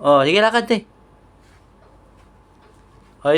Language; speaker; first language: Filipino; native; Filipino